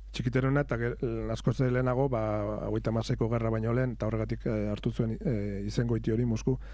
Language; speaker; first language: Basque; native; Basque